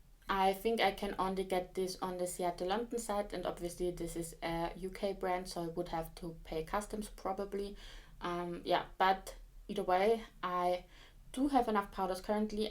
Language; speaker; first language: English; non-native, fluent; German